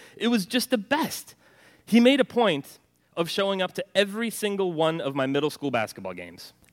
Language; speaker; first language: English; early bilingual, other home language; Norwegian